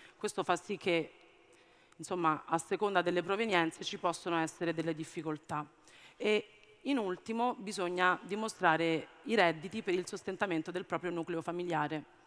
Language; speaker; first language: Italian; early bilingual, other home language; Amharic